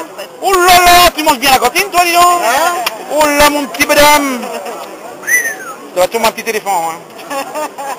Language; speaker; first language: French; native; French